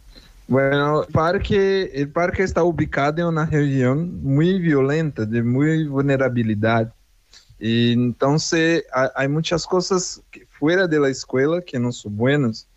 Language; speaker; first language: Spanish; non-native, fluent; Portuguese